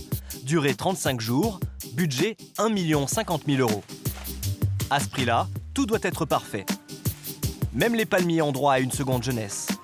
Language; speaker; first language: French; native; French